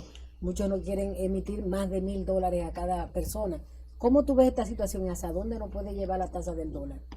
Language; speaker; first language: Spanish; native; Spanish